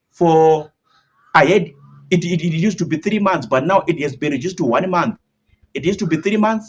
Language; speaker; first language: English; non-native, local second language; Shona